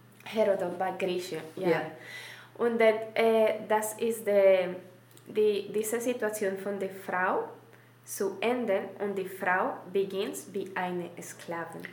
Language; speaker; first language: German; non-native, learner; Spanish